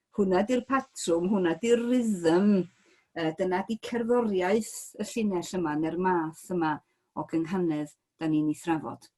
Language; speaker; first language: Welsh; native; Welsh